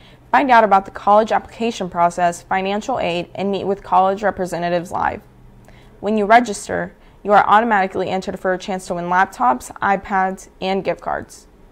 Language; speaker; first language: English; native; English